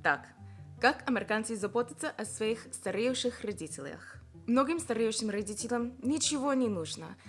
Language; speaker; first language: Russian; non-native, fluent; English